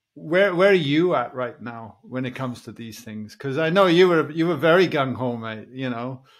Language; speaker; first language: English; native; English